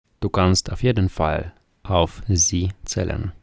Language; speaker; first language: German; non-native, fluent; Ukrainian